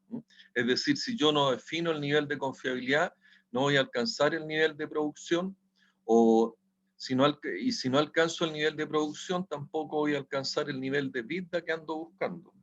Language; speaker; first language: Spanish; native; Spanish